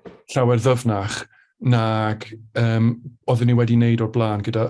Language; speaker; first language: Welsh; native; Welsh